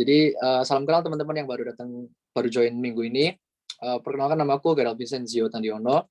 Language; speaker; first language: Indonesian; native; Indonesian